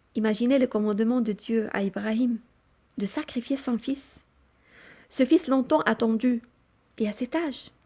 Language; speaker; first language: French; non-native, local second language; Arabic